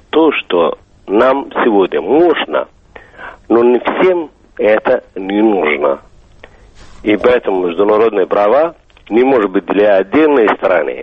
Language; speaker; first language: Russian; non-native, fluent; Somali